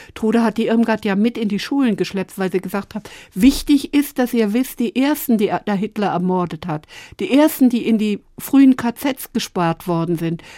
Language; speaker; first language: German; native; German